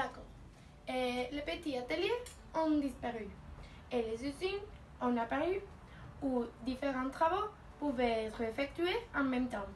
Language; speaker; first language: French; non-native, learner; Spanish